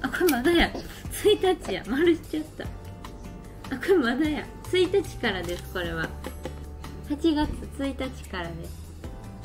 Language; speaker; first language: Japanese; native; Japanese